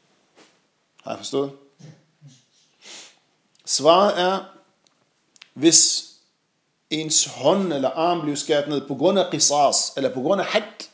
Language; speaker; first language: Danish; non-native, fluent; Arabic